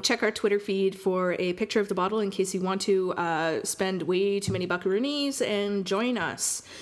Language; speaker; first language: English; native; English